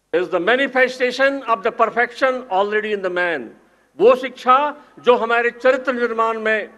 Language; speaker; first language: Hindi; native; Hindi